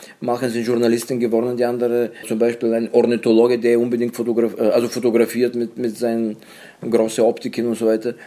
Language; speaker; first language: German; non-native, fluent; Bulgarian